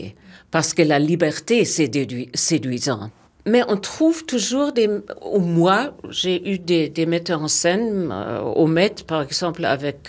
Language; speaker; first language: French; non-native, fluent; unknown